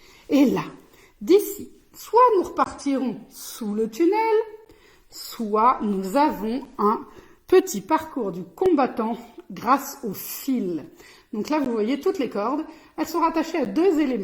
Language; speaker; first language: French; native; French